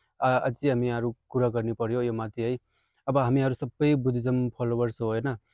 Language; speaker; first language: Nepali; non-native, fluent; Hindi